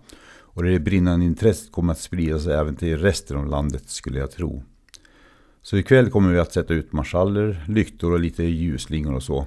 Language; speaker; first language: Swedish; native; Swedish